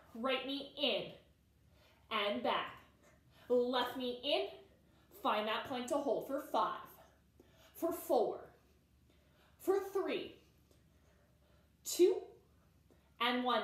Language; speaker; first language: English; native; English